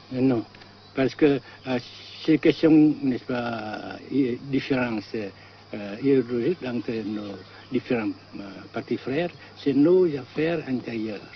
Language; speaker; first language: French; non-native, local second language; Vietnamese